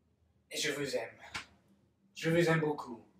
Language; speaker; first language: French; non-native, learner; English